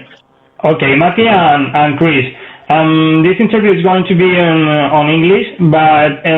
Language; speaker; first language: English; non-native, learner; Spanish